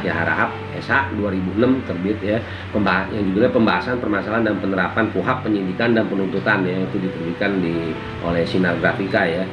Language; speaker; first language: Indonesian; native; Indonesian